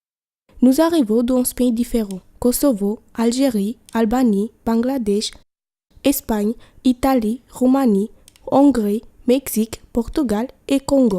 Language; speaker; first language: French; non-native, learner; Albanian